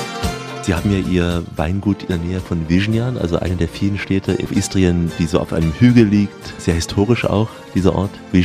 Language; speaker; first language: German; native; German